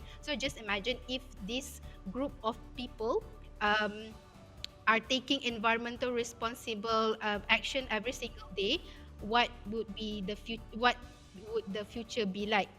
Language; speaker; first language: English; non-native, fluent; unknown